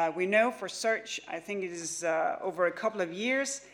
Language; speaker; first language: English; non-native, fluent; Danish